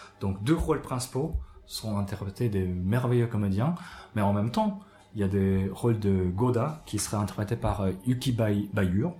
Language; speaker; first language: French; non-native, fluent; Japanese